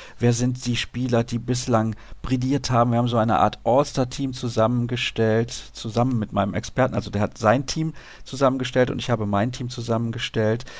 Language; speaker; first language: German; native; German